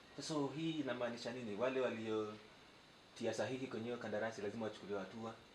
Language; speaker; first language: Swahili; native; Swahili